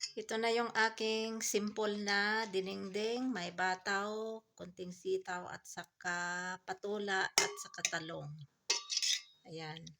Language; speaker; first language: Filipino; non-native, local second language; Iloko